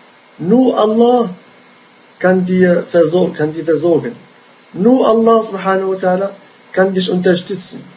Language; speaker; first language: German; non-native, fluent; Arabic